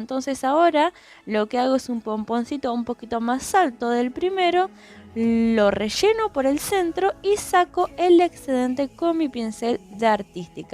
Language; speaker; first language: Spanish; native; Spanish